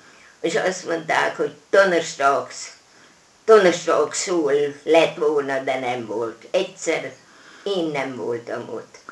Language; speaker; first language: Hungarian; non-native, local second language; German